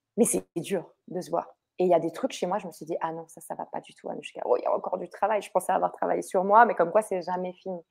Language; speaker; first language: French; early bilingual, other home language; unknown